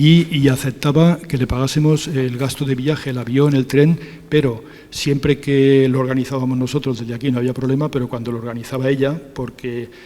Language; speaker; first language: Spanish; native; Spanish